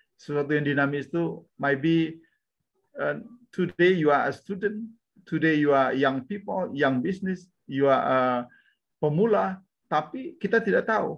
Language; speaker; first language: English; non-native, learner; Indonesian